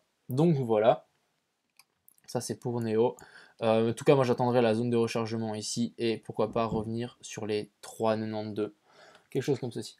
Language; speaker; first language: French; native; French